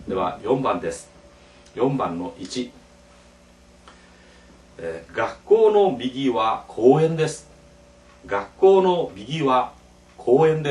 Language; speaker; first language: Japanese; non-native, fluent; Korean